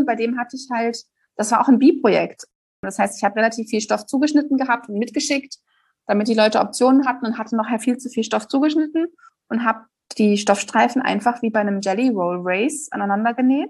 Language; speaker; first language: German; native; German